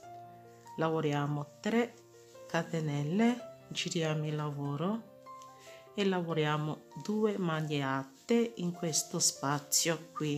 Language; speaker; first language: Italian; non-native, fluent; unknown